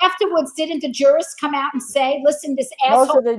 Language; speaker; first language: English; native; English